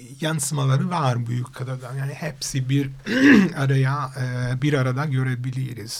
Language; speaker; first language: Turkish; non-native, fluent; Italian